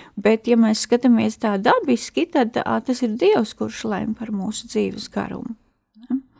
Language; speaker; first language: Latvian; native; Latvian